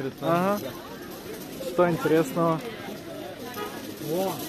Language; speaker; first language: Russian; early bilingual, heritage; Russian